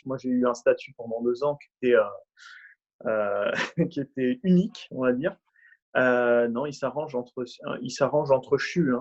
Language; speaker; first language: French; native; French